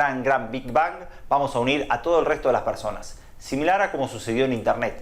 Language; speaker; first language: Spanish; native; Spanish